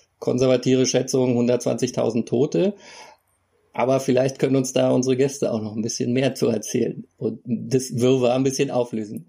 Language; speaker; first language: German; native; German